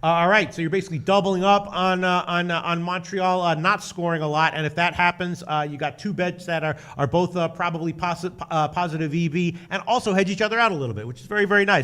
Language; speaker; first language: English; native; English